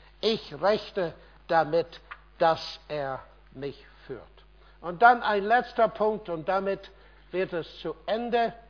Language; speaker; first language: German; non-native, fluent; English